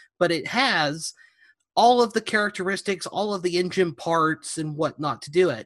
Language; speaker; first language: English; native; English